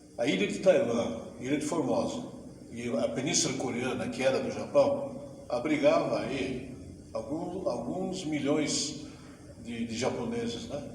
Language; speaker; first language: Portuguese; early bilingual, other home language; Japanese